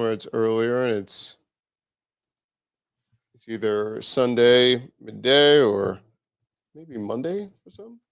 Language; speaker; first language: English; native; English